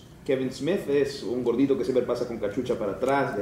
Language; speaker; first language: Spanish; native; Spanish